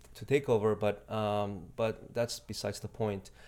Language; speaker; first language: English; non-native, fluent; Spanish